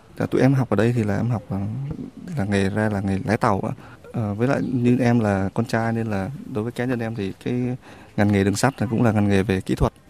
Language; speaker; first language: Vietnamese; native; Vietnamese